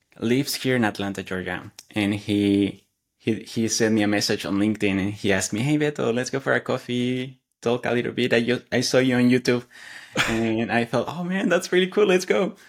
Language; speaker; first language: English; non-native, fluent; Spanish